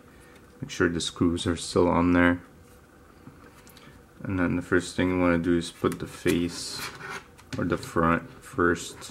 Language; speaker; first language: English; native; English